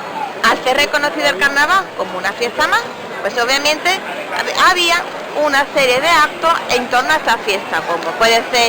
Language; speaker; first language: Spanish; native; Spanish